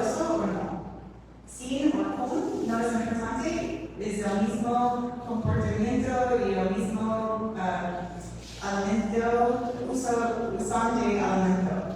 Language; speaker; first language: Spanish; non-native, learner; English